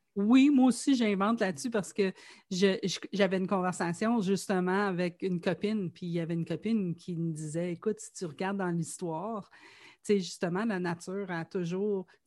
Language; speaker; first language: French; native; French